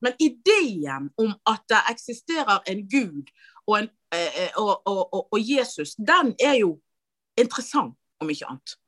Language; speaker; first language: Norwegian; native; Norwegian